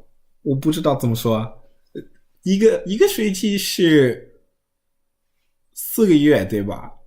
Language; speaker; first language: Chinese; non-native, learner; English